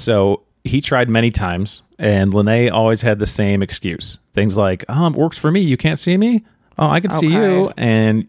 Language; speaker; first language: English; native; English